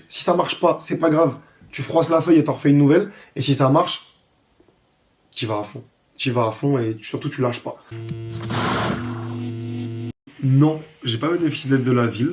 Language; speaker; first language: French; native; French